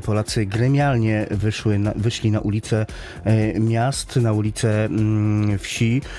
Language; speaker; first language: Polish; native; Polish